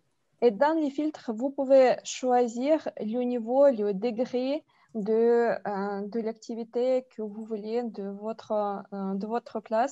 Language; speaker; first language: French; non-native, fluent; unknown